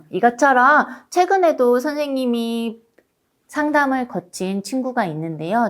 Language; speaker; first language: Korean; native; Korean